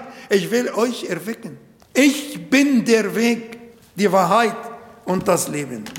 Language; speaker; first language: German; non-native, fluent; Arabic